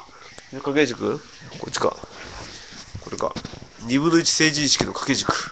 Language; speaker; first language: Japanese; native; Japanese